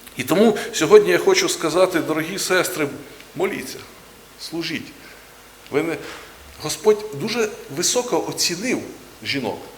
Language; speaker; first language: Ukrainian; native; Ukrainian